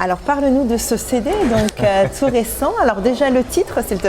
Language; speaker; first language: French; native; French